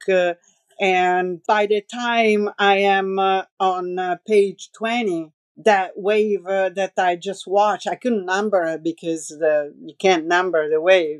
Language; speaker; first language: English; non-native, fluent; Italian